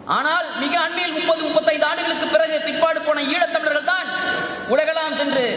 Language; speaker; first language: Tamil; early bilingual, heritage; Tamil